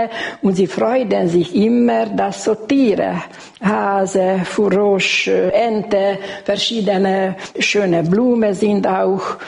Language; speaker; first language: German; non-native, local second language; Hungarian